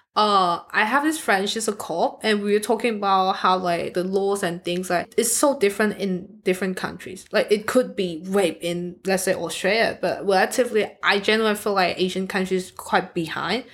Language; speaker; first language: English; non-native, local second language; Cantonese